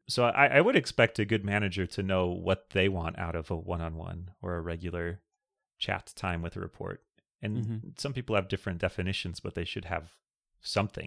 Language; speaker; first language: English; native; English